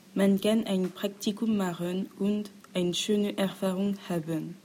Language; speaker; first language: German; non-native, learner; French